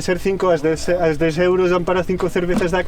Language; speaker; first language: Portuguese; non-native, fluent; Spanish